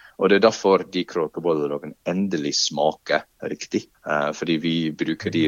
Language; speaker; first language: Norwegian; non-native, fluent; English